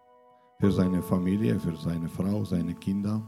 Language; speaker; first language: German; non-native, fluent; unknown